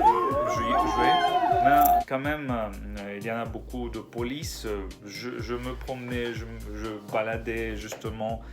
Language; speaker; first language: French; non-native, learner; Russian